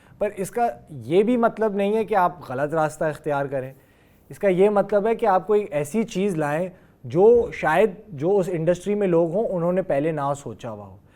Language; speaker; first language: Urdu; native; Urdu